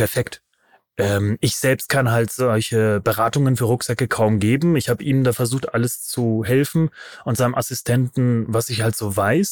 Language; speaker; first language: German; native; German